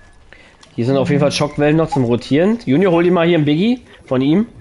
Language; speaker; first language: German; native; German